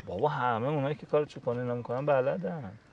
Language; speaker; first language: Persian; native; Persian